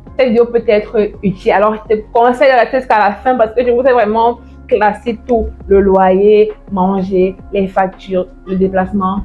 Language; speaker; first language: French; native; French